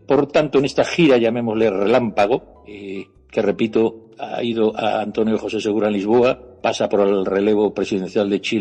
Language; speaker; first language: Spanish; native; Spanish